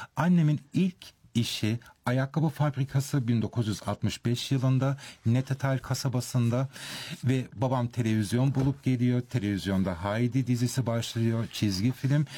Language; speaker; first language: Turkish; early bilingual, heritage; Turkish